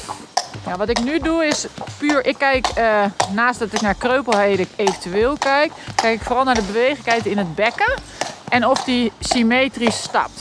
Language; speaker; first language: Dutch; native; Dutch